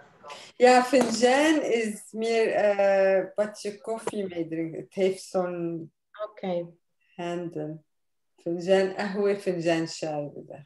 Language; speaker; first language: Dutch; non-native, fluent; Arabic